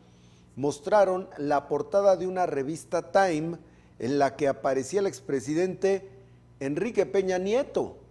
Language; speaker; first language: Spanish; native; Spanish